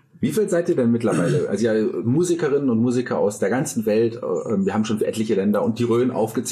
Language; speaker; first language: German; native; German